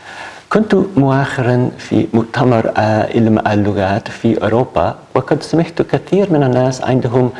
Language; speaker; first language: Arabic; non-native, learner; English